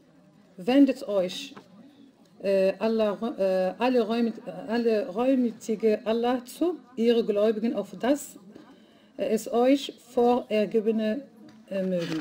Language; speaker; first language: German; non-native, fluent; Arabic